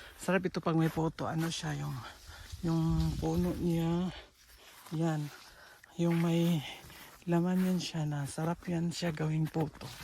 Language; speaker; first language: Filipino; non-native, local second language; Cebuano